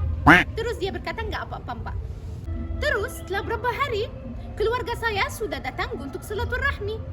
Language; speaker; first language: Indonesian; non-native, learner; Arabic